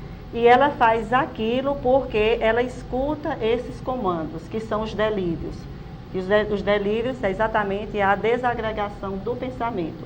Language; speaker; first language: Portuguese; native; Portuguese